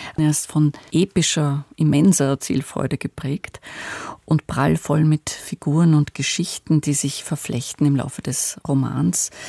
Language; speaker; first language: German; native; German